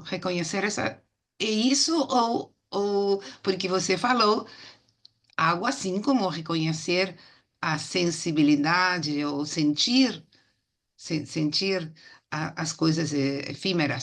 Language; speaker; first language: Portuguese; non-native, fluent; Spanish